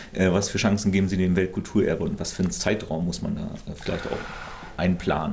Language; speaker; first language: German; native; German